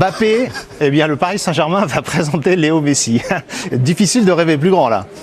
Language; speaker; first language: French; native; French